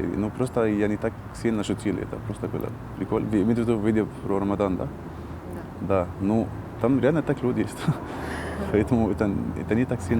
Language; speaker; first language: Russian; non-native, learner; Arabic